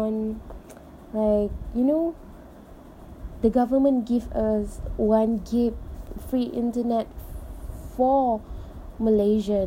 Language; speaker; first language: English; non-native, local second language; Malay